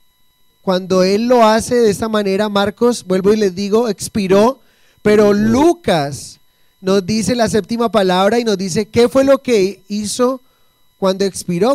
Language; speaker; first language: Spanish; native; Spanish